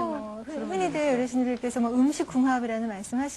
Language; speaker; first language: Korean; native; Korean